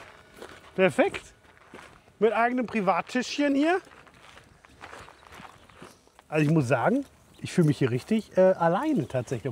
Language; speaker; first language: German; native; German